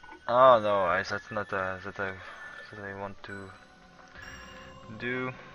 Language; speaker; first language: English; non-native, learner; French